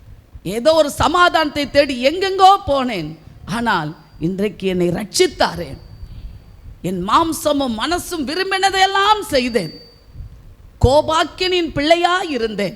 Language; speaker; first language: Tamil; native; Tamil